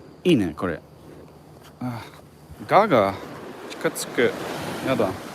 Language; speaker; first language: Japanese; non-native, fluent; English